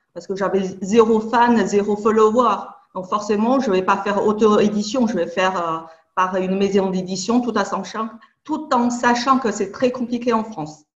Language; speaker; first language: French; non-native, fluent; Chinese